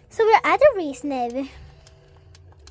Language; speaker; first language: English; native; English